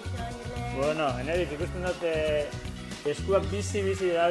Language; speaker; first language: Basque; native; Basque